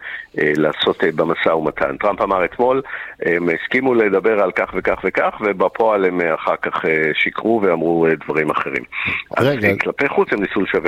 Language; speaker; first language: Hebrew; non-native, local second language; English